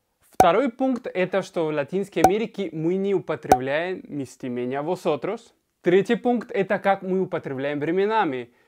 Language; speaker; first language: Russian; non-native, fluent; Spanish